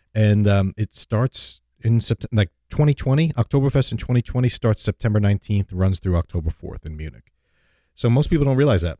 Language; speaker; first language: English; native; English